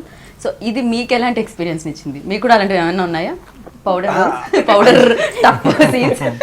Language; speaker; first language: Telugu; native; Telugu